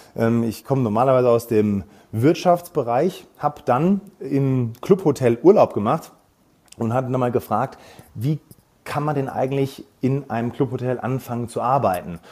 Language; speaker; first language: German; native; German